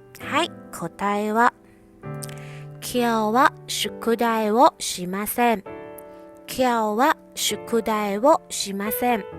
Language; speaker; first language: Japanese; non-native, fluent; Thai